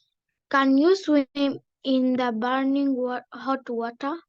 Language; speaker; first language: English; non-native, learner; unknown